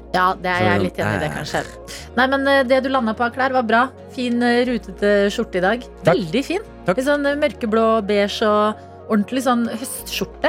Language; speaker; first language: Norwegian; native; Norwegian